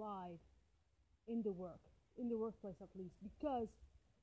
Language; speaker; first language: English; non-native, fluent; Arabic